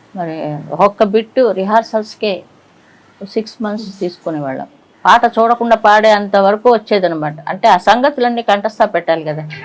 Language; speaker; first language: Telugu; native; Telugu